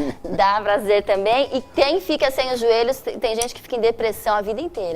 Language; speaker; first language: Portuguese; native; Portuguese